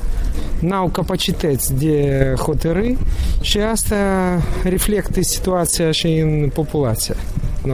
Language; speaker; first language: Romanian; non-native, local second language; Russian